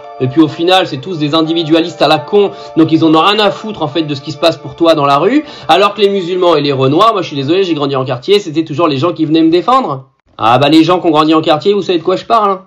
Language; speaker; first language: French; native; French